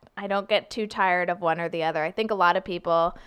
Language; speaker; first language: English; native; English